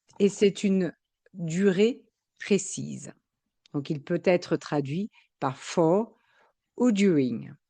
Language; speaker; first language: French; native; French